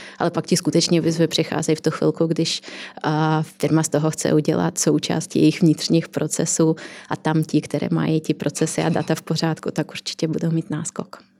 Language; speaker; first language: Czech; non-native, fluent; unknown